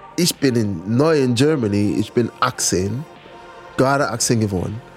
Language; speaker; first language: German; non-native, fluent; English